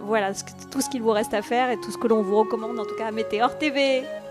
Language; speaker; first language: French; native; French